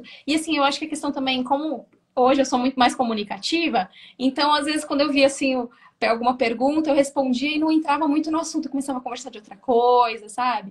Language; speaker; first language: Portuguese; native; Portuguese